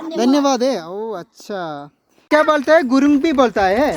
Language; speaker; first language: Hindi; non-native, local second language; Malayalam